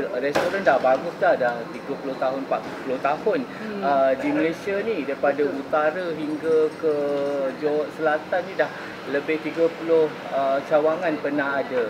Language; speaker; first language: Malay; native; Malay